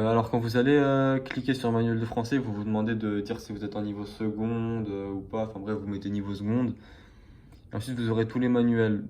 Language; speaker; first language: French; native; French